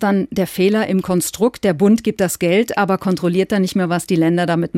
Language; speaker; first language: German; native; German